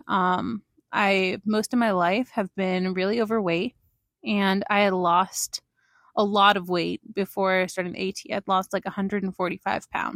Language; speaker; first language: English; native; English